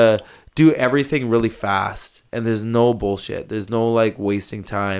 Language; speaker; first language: English; native; English